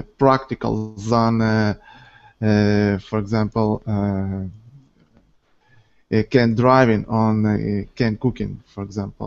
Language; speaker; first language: English; non-native, learner; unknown